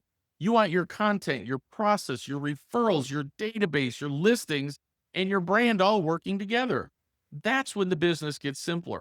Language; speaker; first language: English; native; English